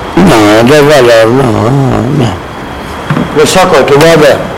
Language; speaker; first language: Spanish; non-native, learner; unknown